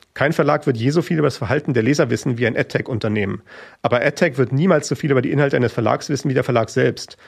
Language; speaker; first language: German; native; German